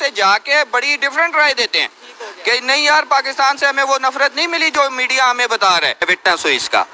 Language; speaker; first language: Urdu; non-native, local second language; Punjabi